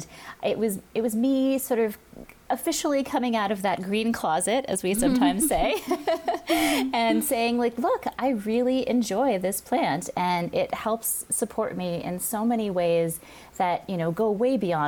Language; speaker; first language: English; native; English